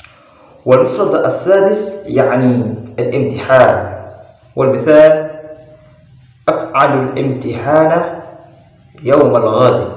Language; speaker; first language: Arabic; non-native, learner; Indonesian